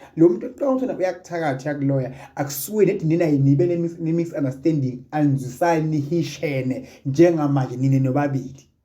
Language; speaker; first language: Zulu; native; Zulu